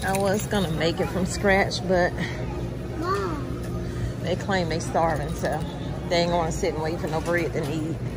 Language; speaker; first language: English; native; English